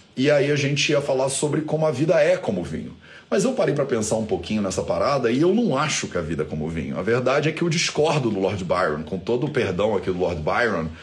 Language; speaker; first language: Portuguese; native; Portuguese